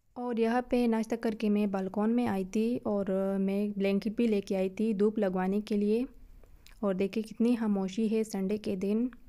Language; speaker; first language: Urdu; native; Urdu